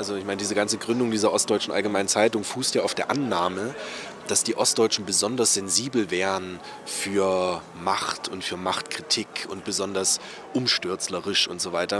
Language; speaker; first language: German; native; German